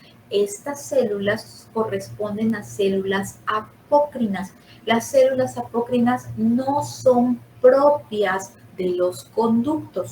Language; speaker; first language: Spanish; native; Spanish